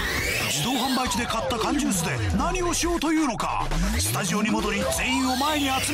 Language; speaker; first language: Japanese; native; Japanese